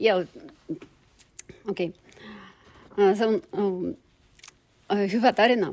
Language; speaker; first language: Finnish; non-native, learner; Russian